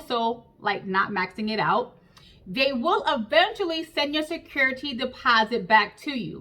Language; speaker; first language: English; native; English